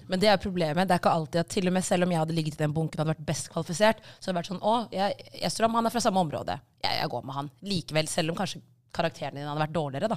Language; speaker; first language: Norwegian; early bilingual, other home language; Tigrinya